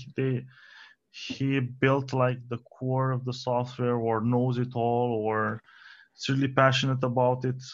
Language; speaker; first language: English; non-native, fluent; Romanian